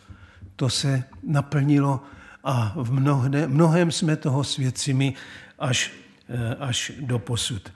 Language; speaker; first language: Czech; native; Czech